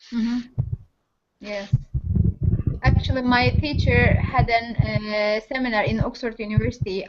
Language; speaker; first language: English; non-native, learner; Turkish